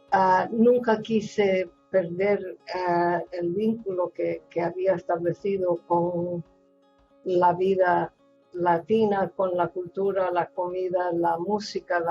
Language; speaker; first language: Spanish; non-native, fluent; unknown